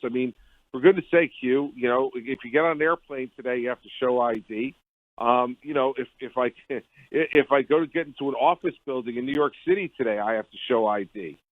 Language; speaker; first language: English; native; English